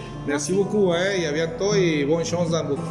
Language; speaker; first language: French; non-native, fluent; Spanish